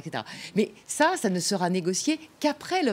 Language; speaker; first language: French; native; French